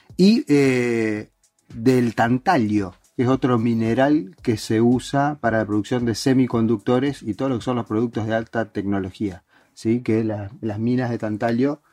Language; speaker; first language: Spanish; native; Spanish